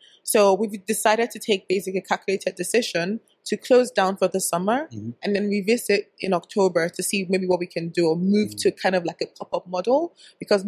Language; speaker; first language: English; non-native, local second language; Yoruba